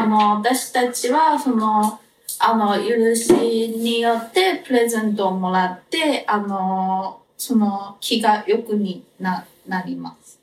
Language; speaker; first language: Japanese; non-native, fluent; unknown